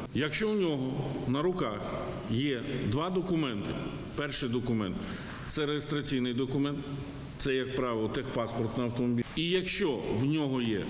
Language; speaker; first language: Ukrainian; native; Ukrainian